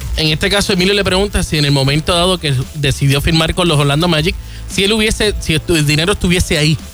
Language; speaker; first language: Spanish; native; Spanish